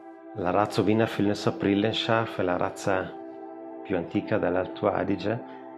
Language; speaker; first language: Italian; non-native, local second language; German